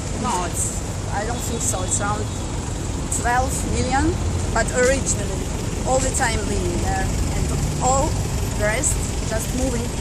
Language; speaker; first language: English; non-native, learner; Russian